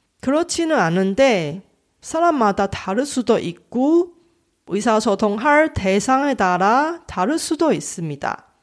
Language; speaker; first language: Korean; non-native, fluent; Chinese